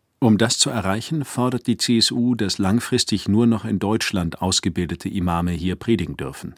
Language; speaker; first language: German; native; German